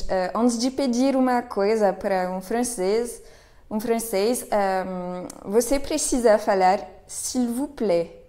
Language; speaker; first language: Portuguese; non-native, fluent; French